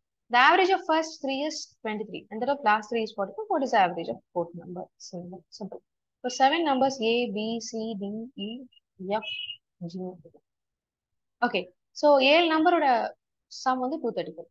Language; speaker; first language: English; non-native, local second language; Tamil